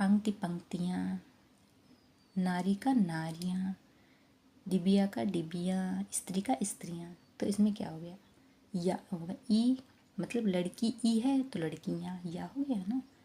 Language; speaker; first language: Hindi; native; Hindi